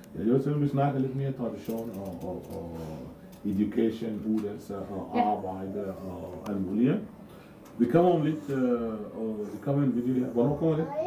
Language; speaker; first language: Danish; non-native, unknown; Arabic